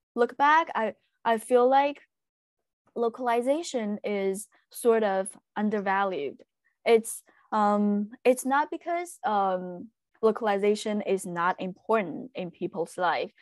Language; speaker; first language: English; non-native, fluent; Chinese